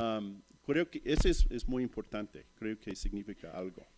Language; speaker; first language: Spanish; non-native, fluent; English